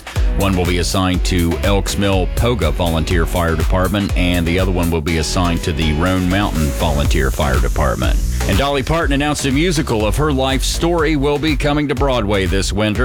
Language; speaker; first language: English; native; English